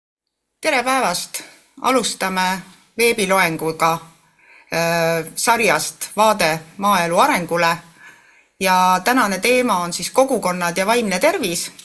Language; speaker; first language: Estonian; native; Estonian